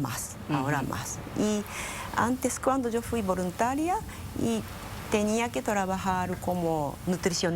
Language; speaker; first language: Spanish; non-native, fluent; Japanese